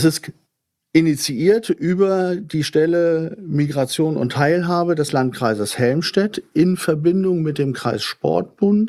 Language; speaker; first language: German; native; German